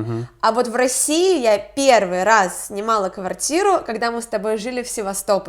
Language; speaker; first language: Russian; native; Russian